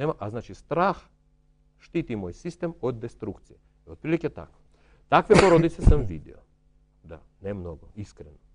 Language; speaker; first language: Croatian; non-native, fluent; Armenian